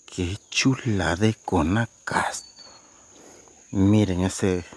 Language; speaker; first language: Spanish; native; Spanish